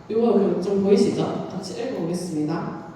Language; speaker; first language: Korean; native; Korean